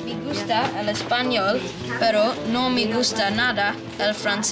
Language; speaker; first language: Spanish; non-native, learner; English